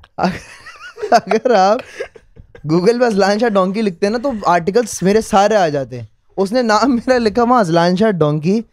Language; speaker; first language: Urdu; native; Urdu